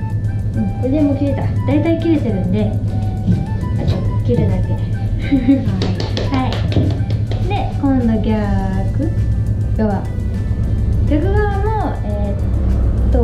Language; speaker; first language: Japanese; native; Japanese